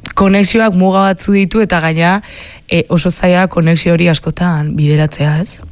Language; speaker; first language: Basque; native; Basque